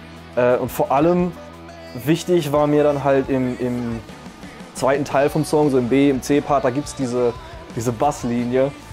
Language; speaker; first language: German; native; German